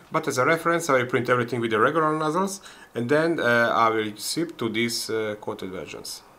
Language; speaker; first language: English; non-native, fluent; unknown